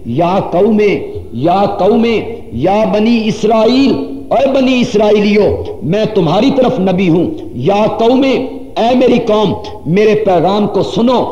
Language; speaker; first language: Urdu; non-native, local second language; Punjabi